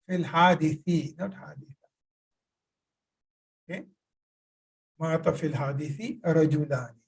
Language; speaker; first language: Arabic; non-native, fluent; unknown